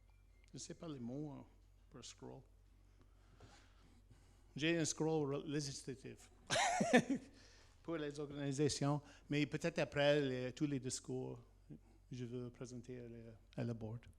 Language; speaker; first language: French; non-native, learner; English